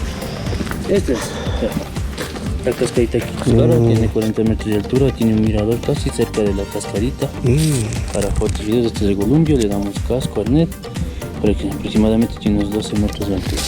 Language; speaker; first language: Spanish; native; Spanish